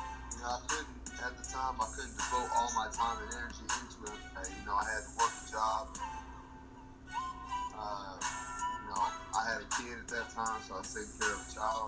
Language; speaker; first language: English; native; English